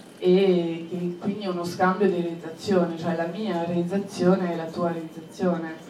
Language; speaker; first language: Italian; non-native, fluent; French